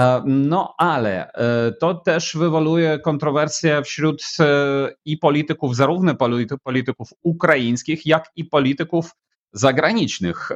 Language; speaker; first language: Polish; non-native, fluent; Ukrainian